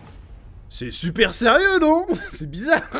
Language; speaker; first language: French; native; French